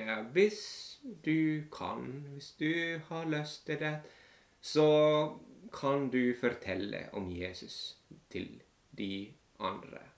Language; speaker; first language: Norwegian; non-native, fluent; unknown